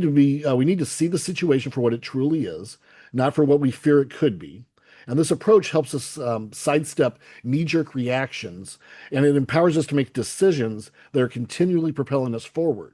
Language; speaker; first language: English; native; English